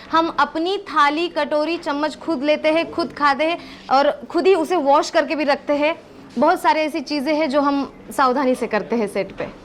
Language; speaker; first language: Hindi; non-native, local second language; Marathi